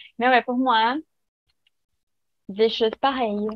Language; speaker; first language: French; non-native, learner; Portuguese